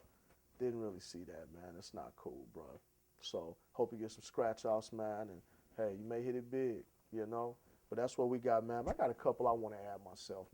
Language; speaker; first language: English; native; English